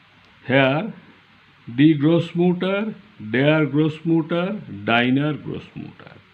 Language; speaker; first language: German; non-native, learner; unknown